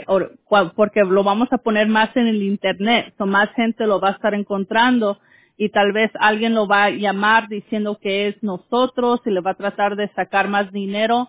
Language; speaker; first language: Spanish; early bilingual, heritage; Spanish